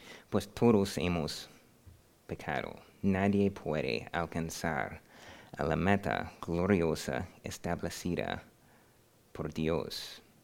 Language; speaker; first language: Spanish; non-native, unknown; English